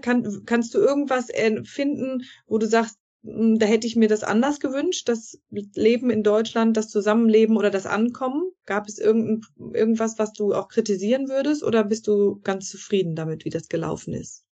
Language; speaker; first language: German; native; German